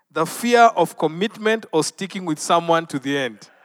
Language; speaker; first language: English; non-native, local second language; Luo (Kenya and Tanzania)